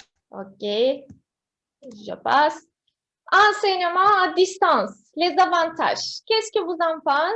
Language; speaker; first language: French; non-native, fluent; Turkish